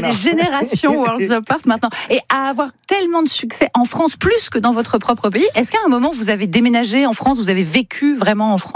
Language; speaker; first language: French; native; French